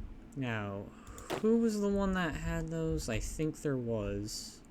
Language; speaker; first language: English; native; English